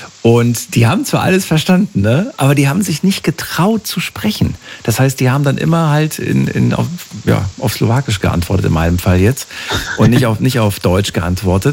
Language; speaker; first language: German; native; German